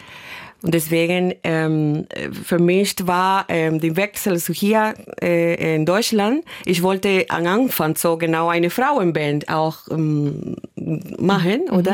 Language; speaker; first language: German; non-native, fluent; Spanish